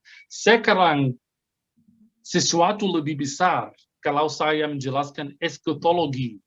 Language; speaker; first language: Indonesian; non-native, fluent; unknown